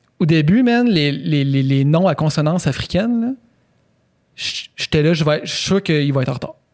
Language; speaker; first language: French; native; French